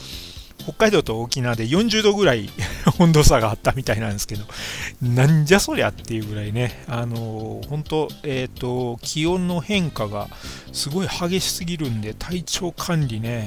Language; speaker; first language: Japanese; native; Japanese